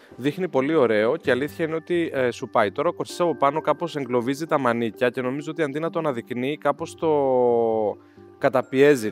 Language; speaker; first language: Greek; native; Greek